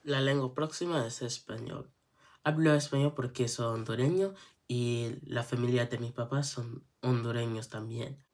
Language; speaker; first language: Spanish; early bilingual, heritage; English